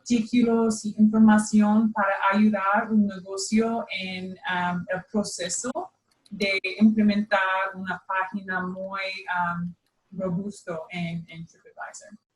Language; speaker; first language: Spanish; non-native, fluent; English